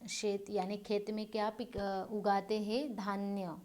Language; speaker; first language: Hindi; non-native, local second language; Marathi